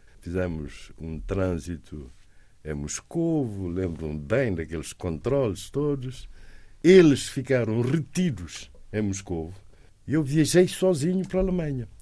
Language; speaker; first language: Portuguese; non-native, local second language; Kabuverdianu